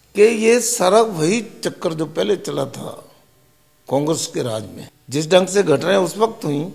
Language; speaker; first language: Hindi; non-native, local second language; Punjabi